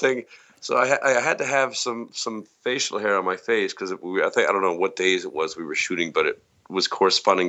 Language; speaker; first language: English; native; English